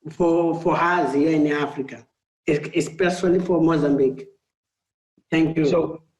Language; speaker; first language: English; non-native, learner; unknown